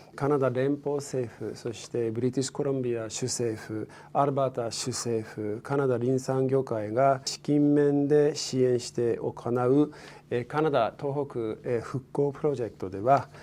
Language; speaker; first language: Japanese; non-native, fluent; English